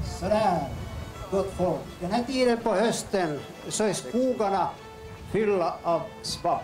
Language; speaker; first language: Swedish; native; Swedish